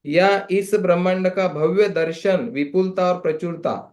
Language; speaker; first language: Hindi; non-native, local second language; Marathi